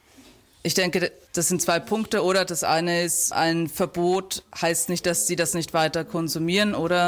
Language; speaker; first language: German; native; German